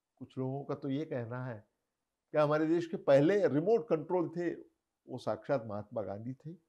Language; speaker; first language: Hindi; non-native, local second language; Marathi